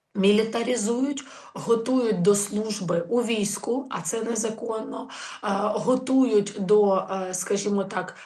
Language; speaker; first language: Ukrainian; native; Ukrainian